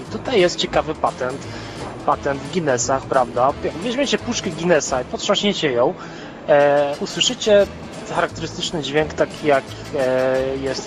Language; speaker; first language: Polish; native; Polish